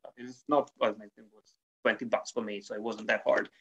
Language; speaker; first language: English; non-native, fluent; Italian